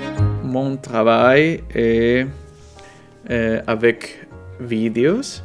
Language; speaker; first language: French; non-native, learner; Spanish